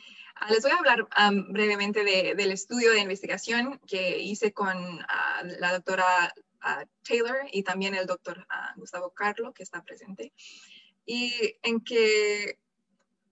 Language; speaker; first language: Spanish; non-native, fluent; English